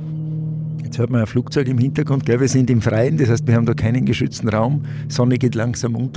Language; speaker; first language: German; native; German